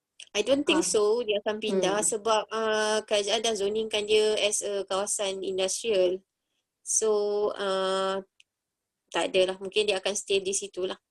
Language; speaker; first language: Malay; native; Malay